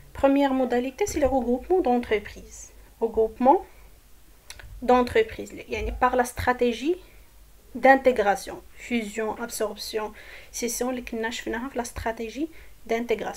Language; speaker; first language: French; non-native, local second language; Arabic